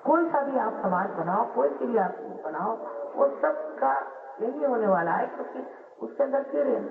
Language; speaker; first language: Hindi; non-native, local second language; Marathi